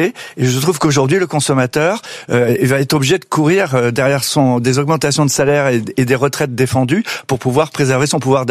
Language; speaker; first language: French; native; French